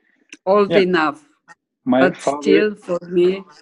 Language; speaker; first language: English; non-native, fluent; Polish